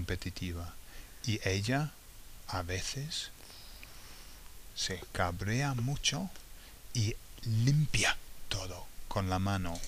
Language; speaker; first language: Spanish; non-native, fluent; English